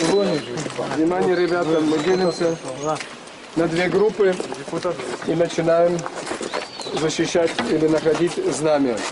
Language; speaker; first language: Russian; native; Russian